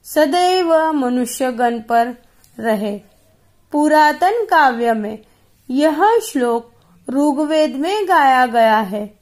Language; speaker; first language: Hindi; non-native, local second language; Gujarati